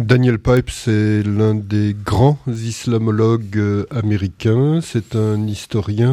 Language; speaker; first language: French; native; French